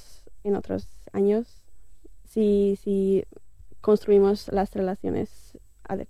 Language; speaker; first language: Spanish; non-native, fluent; Hungarian